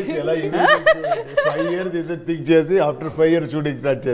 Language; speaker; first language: Telugu; non-native, local second language; Kannada